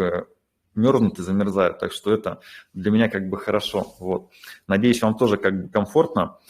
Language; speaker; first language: Russian; native; Russian